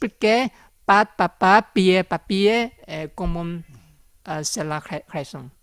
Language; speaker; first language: French; non-native, learner; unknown